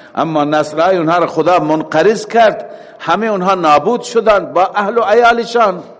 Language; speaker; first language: Persian; native; Persian